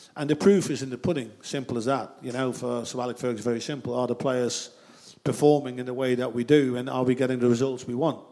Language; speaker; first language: English; non-native, fluent; Dutch